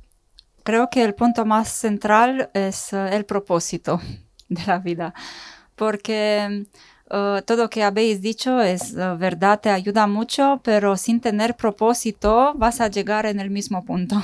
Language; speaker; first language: Spanish; non-native, fluent; Romanian